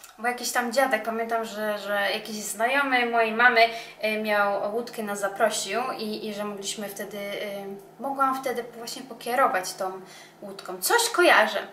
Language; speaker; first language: Polish; early bilingual, heritage; Polish